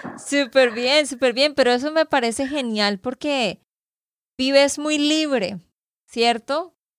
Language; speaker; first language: Spanish; native; Spanish